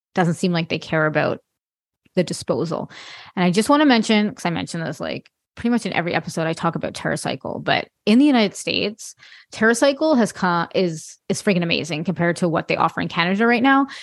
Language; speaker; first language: English; non-native, fluent; French